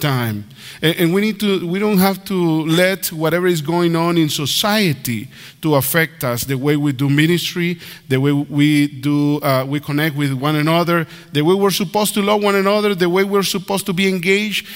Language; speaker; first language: English; non-native, fluent; Spanish